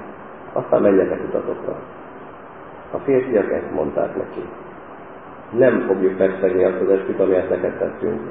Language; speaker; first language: Hungarian; native; Hungarian